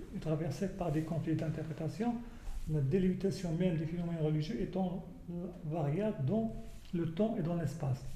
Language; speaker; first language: French; non-native, local second language; Arabic